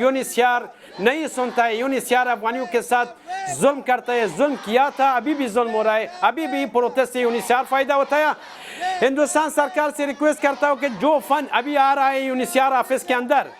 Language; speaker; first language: Hindi; non-native, fluent; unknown